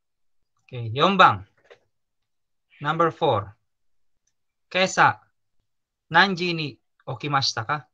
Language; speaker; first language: Japanese; non-native, fluent; Filipino